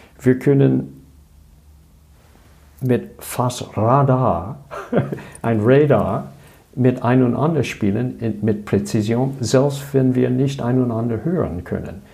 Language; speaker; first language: German; non-native, learner; English